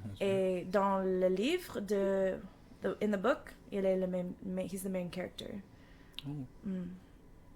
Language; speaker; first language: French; non-native, learner; English